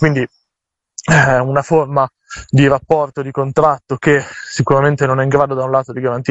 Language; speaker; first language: Italian; native; Italian